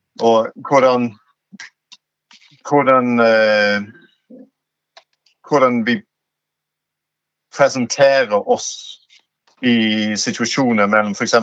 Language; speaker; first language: Norwegian; non-native, fluent; English